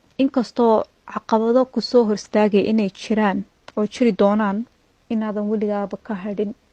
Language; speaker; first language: Somali; early bilingual, heritage; Somali